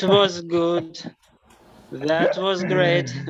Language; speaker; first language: English; non-native, learner; Russian